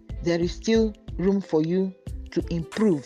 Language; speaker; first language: English; non-native, local second language; Igbo